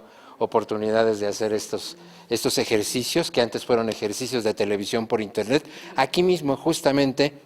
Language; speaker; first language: Spanish; native; Spanish